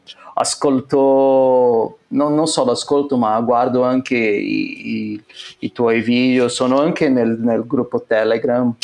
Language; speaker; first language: Italian; non-native, fluent; Portuguese